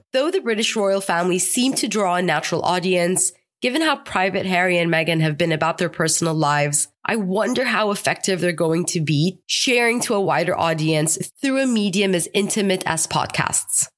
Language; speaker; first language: English; non-native, fluent; Arabic